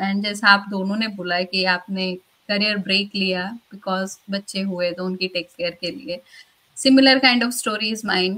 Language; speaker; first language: Hindi; native; Hindi